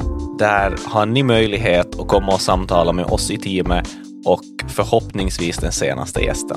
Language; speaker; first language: Swedish; native; Swedish